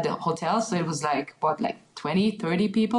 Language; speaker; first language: English; non-native, fluent; Hungarian